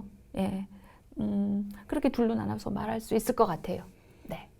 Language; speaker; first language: Korean; native; Korean